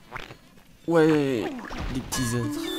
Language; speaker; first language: French; native; French